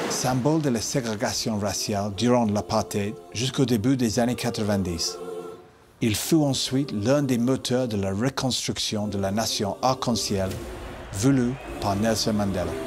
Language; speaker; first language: French; native; French